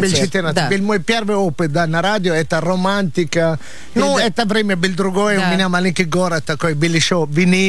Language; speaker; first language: Russian; non-native, learner; Italian